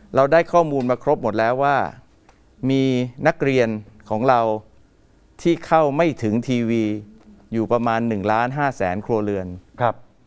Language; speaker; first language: Thai; native; Thai